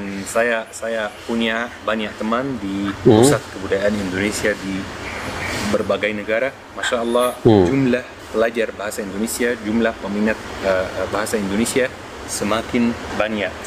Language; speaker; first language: Indonesian; non-native, fluent; Arabic